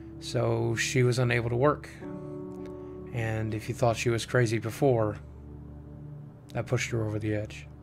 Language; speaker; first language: English; native; English